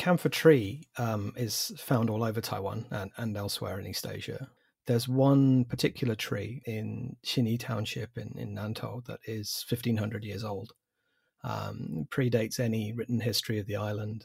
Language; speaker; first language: English; native; English